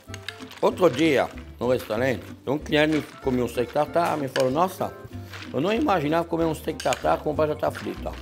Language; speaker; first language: Portuguese; non-native, fluent; French